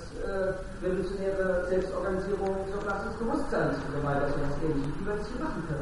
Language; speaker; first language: German; native; German